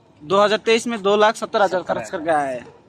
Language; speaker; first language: Hindi; non-native, learner; Bangla